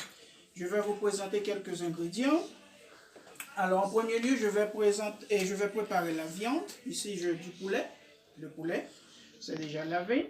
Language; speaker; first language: French; non-native, local second language; Haitian Creole